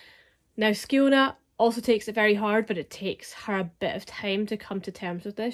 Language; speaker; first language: English; native; English